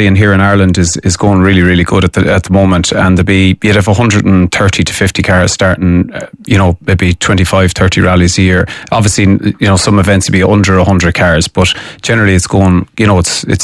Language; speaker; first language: English; native; English